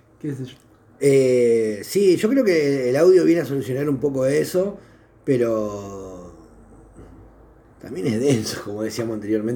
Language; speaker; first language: Spanish; native; Spanish